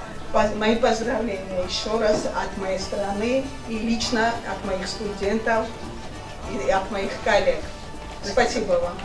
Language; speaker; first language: Russian; non-native, fluent; Georgian